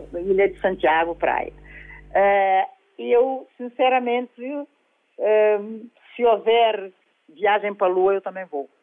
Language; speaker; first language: Portuguese; non-native, local second language; Kabuverdianu